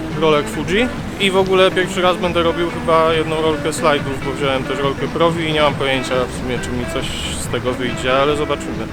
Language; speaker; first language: Polish; native; Polish